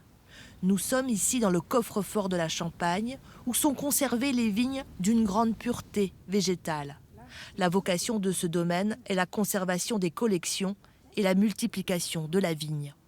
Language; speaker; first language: French; native; French